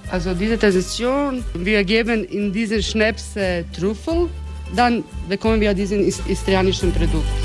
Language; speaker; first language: German; non-native, fluent; Croatian